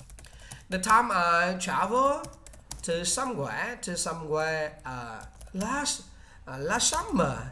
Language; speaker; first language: English; non-native, learner; Vietnamese